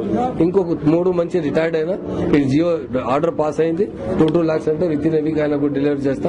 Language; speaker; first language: Telugu; non-native, local second language; Urdu